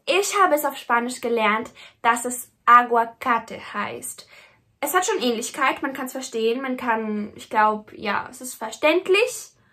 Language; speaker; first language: German; native; German